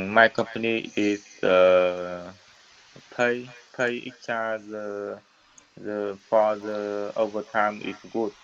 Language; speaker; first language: English; non-native, learner; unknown